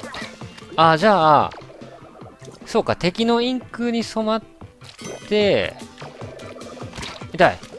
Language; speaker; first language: Japanese; native; Japanese